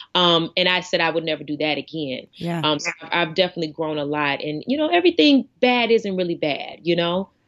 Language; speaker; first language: English; native; English